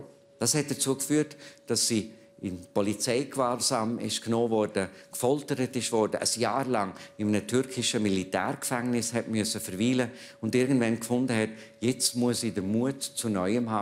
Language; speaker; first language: German; native; German